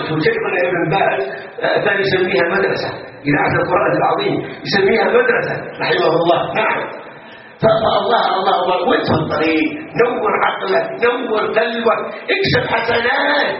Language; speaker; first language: Arabic; native; Arabic